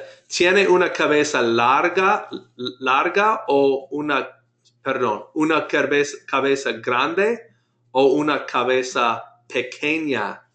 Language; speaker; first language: Spanish; non-native, fluent; English